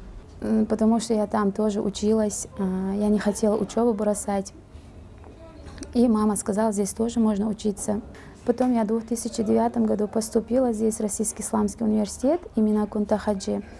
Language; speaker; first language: Russian; non-native, fluent; Uzbek